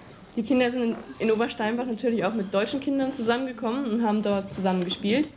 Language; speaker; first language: German; native; German